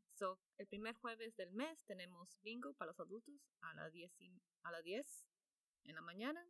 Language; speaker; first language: Spanish; early bilingual, heritage; Spanish